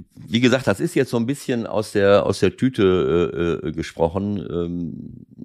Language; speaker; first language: German; native; German